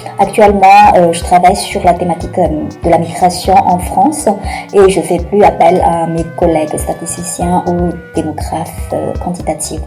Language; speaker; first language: French; non-native, local second language; Malagasy